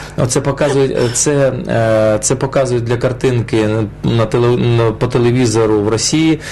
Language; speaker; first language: Ukrainian; non-native, local second language; Russian